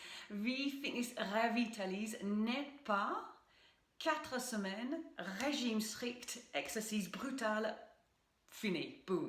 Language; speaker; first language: French; non-native, fluent; English